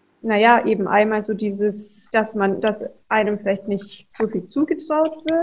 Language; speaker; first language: German; native; German